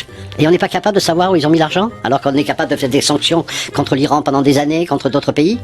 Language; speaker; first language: French; native; French